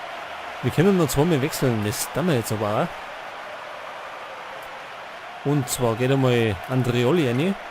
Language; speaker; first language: German; native; German